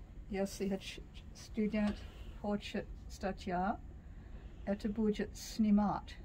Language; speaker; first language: Russian; non-native, learner; English